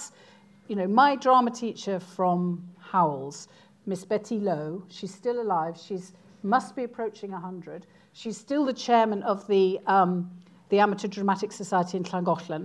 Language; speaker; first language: English; native; English